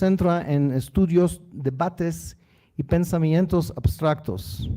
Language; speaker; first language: Spanish; non-native, learner; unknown